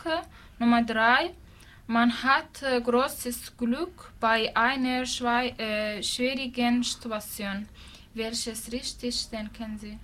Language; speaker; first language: German; non-native, learner; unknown